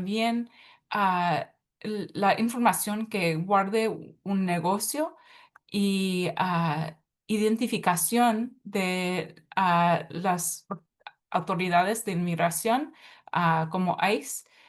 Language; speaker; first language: Spanish; early bilingual, heritage; Spanish